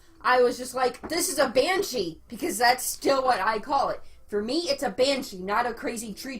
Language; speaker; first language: English; native; English